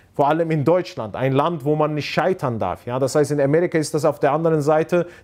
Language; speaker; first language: German; non-native, fluent; Arabic